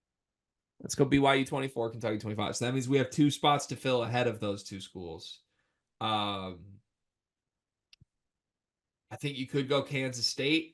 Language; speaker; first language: English; native; English